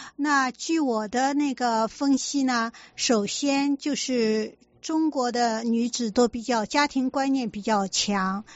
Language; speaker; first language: Chinese; native; Chinese